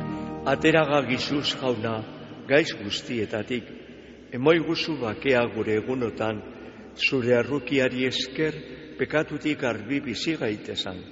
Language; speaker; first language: Basque; native; Basque